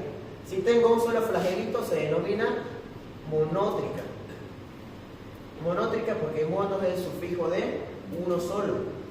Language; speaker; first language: Spanish; native; Spanish